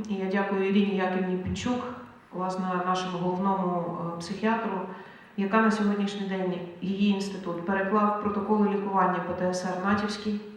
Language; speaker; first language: Ukrainian; native; Ukrainian